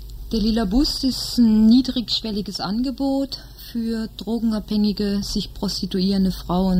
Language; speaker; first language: German; native; German